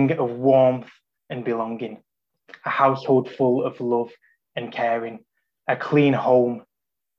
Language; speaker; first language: English; native; English